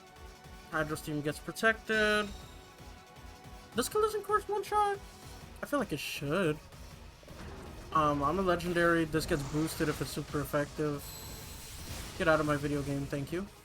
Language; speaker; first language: English; native; English